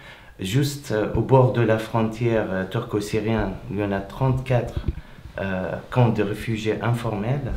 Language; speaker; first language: French; non-native, fluent; Arabic